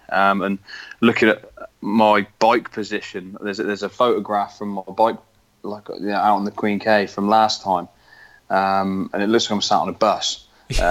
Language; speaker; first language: English; native; English